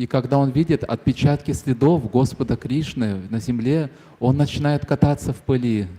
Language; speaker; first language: Russian; native; Russian